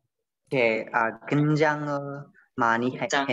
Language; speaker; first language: Korean; non-native, learner; Burmese